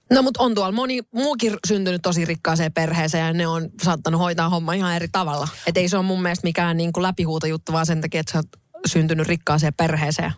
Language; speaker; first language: Finnish; native; Finnish